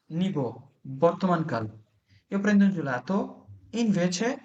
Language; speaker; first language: Italian; non-native, fluent; Bangla